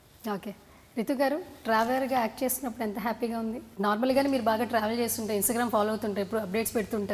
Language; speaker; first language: Telugu; native; Telugu